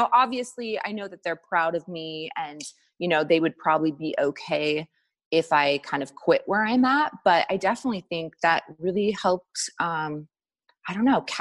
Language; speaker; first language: English; native; English